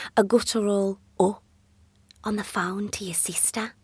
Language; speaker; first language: English; native; English